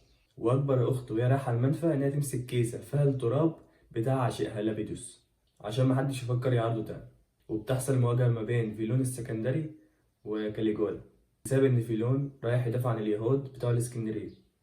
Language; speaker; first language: Arabic; native; Arabic